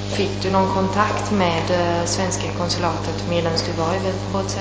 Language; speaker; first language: Swedish; non-native, fluent; Italian